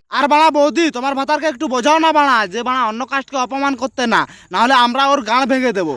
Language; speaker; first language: Bangla; non-native, local second language; Santali